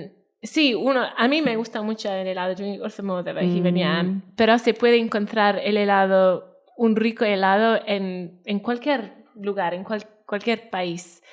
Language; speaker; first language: Spanish; non-native, fluent; Welsh